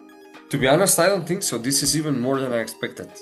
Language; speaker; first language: English; non-native, fluent; Macedonian